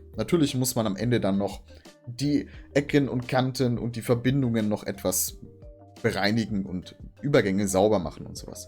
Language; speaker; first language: German; native; German